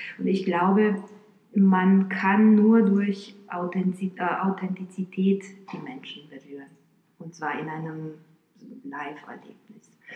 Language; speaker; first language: German; non-native, fluent; Romanian